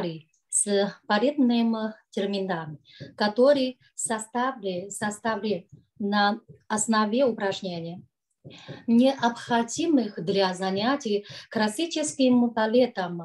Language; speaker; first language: Russian; non-native, learner; Chinese